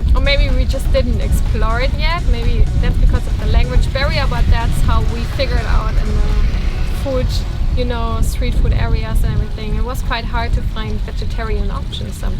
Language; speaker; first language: English; non-native, fluent; German